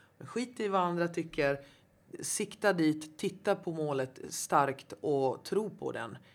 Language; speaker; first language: Swedish; native; Swedish